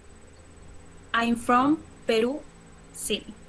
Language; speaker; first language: English; non-native, learner; Spanish